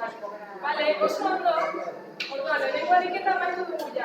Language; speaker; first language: Basque; non-native, local second language; Spanish